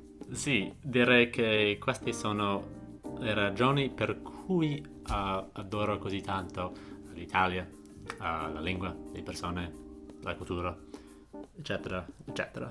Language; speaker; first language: Italian; non-native, fluent; English